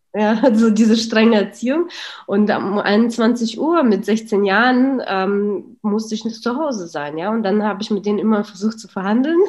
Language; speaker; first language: German; early bilingual, other home language; Russian